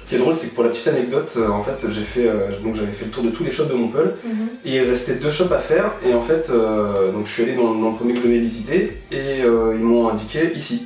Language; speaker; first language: French; native; French